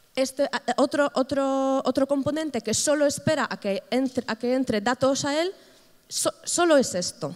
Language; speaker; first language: Spanish; non-native, fluent; Polish